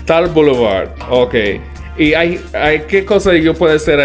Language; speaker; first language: Spanish; non-native, learner; English